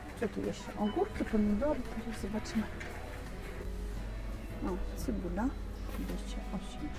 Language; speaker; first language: Polish; non-native, learner; Russian